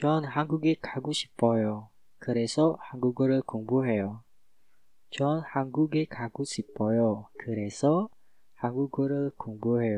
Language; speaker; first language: Korean; non-native, fluent; Indonesian